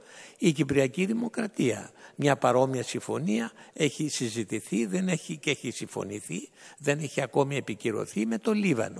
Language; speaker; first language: Greek; native; Greek